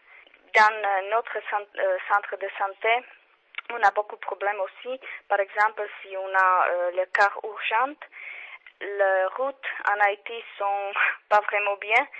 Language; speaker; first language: French; non-native, learner; Czech